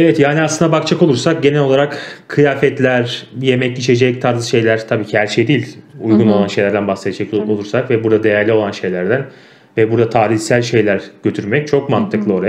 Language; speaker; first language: Turkish; native; Turkish